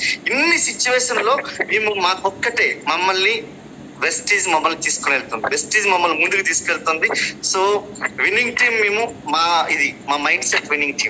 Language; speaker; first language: Telugu; native; Telugu